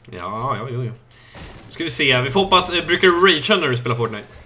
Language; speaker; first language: Swedish; native; Swedish